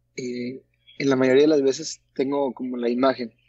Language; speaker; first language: Spanish; early bilingual, heritage; Spanish